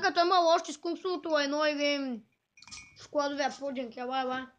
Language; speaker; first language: Bulgarian; native; Bulgarian